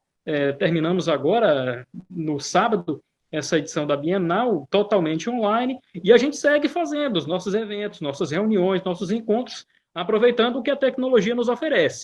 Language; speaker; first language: Portuguese; native; Portuguese